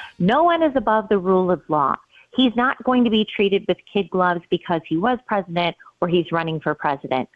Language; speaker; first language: English; native; English